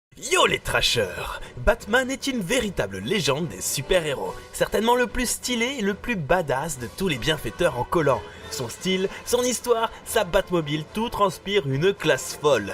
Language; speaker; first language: French; native; French